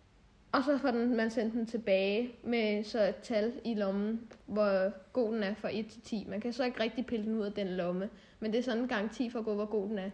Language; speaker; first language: Danish; native; Danish